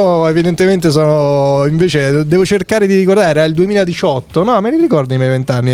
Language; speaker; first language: Italian; native; Italian